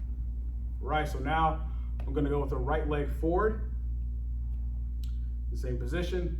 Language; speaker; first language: English; native; English